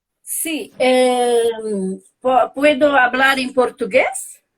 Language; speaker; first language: Spanish; non-native, learner; Portuguese